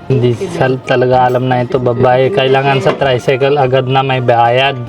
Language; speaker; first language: Filipino; non-native, learner; Hindi